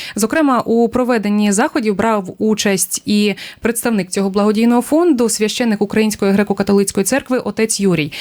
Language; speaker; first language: Ukrainian; native; Ukrainian